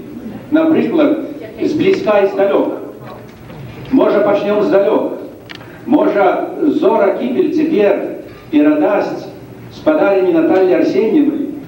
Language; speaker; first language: Belarusian; native; Belarusian